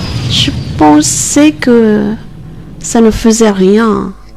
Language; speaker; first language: French; native; French